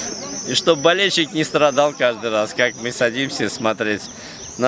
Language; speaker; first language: Russian; native; Russian